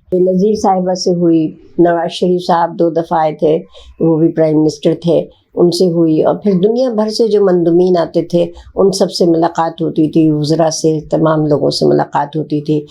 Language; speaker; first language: Urdu; native; Urdu